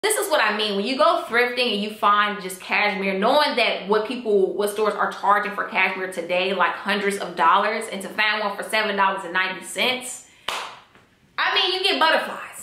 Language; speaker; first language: English; native; English